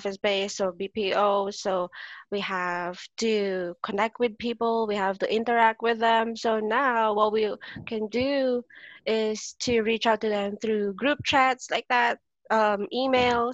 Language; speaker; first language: English; non-native, local second language; Filipino